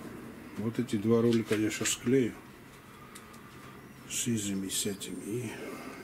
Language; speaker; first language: Russian; non-native, local second language; Georgian